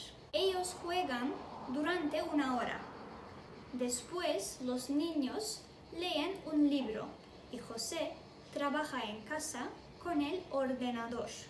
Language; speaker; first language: Spanish; non-native, fluent; Turkish